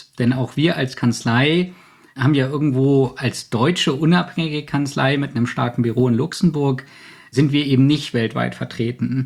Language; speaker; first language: German; native; German